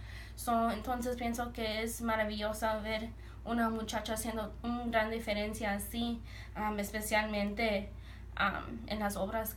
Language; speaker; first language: Spanish; early bilingual, heritage; Spanish